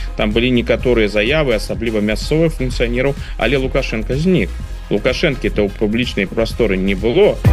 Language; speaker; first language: Belarusian; non-native, local second language; Russian